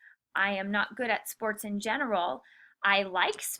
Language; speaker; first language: English; native; English